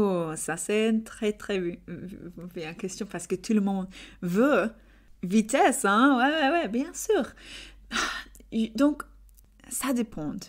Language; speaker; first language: French; non-native, learner; English